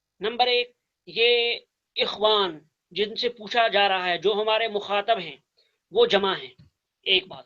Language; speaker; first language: Urdu; non-native, local second language; Kashmiri